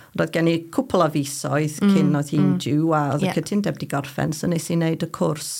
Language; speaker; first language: Welsh; non-native, fluent; English